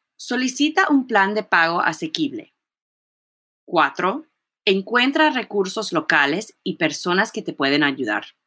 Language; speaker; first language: Spanish; early bilingual, heritage; Spanish